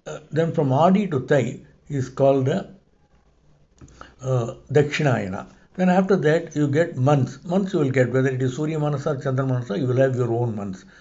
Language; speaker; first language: English; non-native, local second language; Tamil